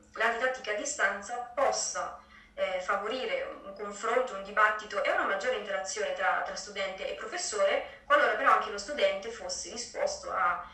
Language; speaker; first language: Italian; native; Italian